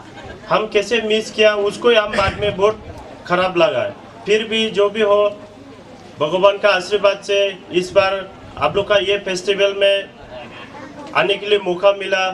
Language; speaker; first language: Hindi; non-native, local second language; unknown